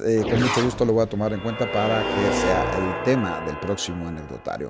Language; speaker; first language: Spanish; native; Spanish